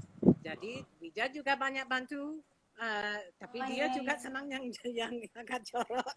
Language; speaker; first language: Indonesian; non-native, fluent; English